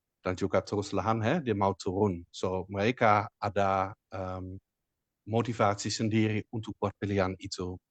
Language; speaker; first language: Indonesian; non-native, fluent; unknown